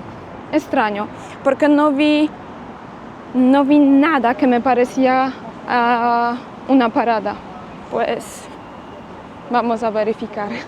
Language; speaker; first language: Spanish; non-native, fluent; Polish